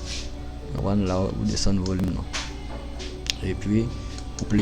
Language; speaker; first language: French; non-native, learner; Haitian Creole